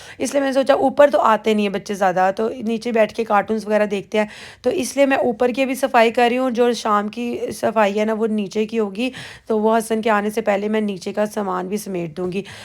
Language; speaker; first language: Urdu; native; Urdu